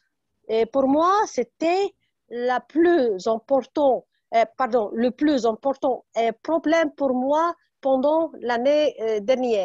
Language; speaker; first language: French; non-native, fluent; Arabic